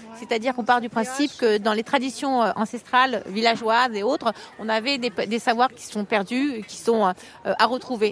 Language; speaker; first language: French; native; French